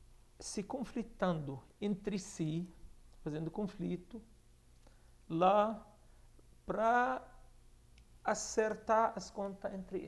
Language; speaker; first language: Portuguese; non-native, fluent; Arabic